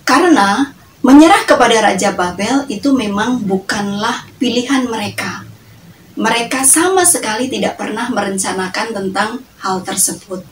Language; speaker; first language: Indonesian; native; Indonesian